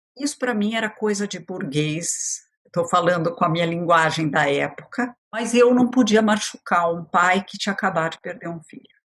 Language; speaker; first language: Portuguese; early bilingual, other home language; French